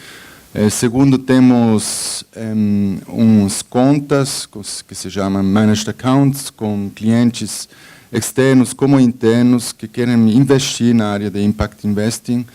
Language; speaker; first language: Portuguese; non-native, fluent; Spanish